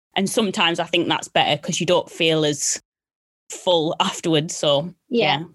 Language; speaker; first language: English; native; English